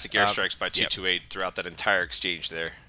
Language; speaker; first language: English; native; English